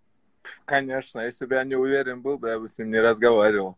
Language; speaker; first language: Russian; native; Russian